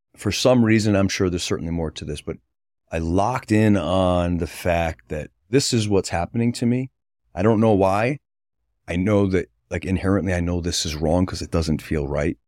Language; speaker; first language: English; native; English